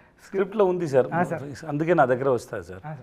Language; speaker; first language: Telugu; non-native, learner; Tamil